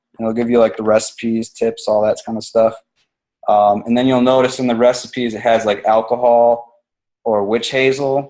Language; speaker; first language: English; native; English